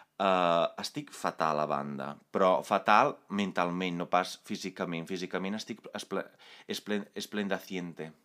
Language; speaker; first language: Catalan; non-native, fluent; Italian